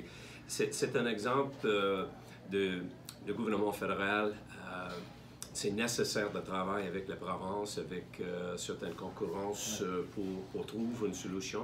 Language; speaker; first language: French; non-native, learner; English